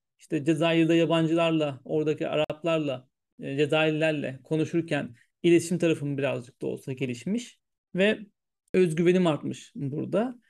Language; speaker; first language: Turkish; early bilingual, heritage; Turkish